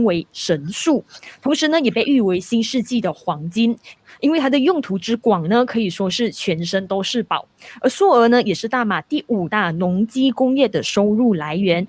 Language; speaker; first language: Chinese; native; Chinese